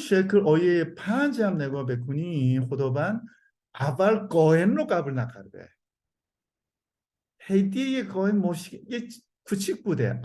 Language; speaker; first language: Persian; non-native, learner; Korean